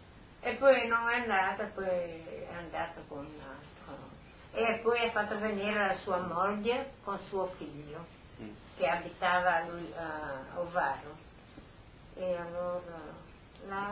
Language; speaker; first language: Italian; non-native, local second language; Friulian